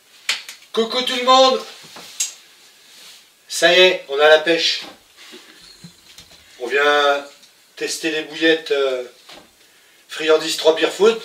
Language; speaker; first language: French; native; French